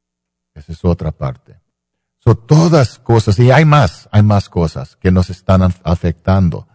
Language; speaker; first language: Spanish; non-native, fluent; English